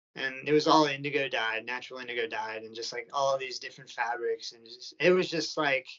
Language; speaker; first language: English; native; English